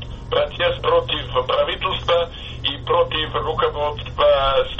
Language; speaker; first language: Russian; non-native, fluent; English